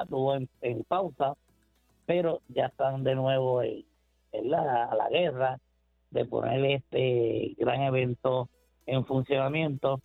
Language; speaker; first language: Spanish; native; Spanish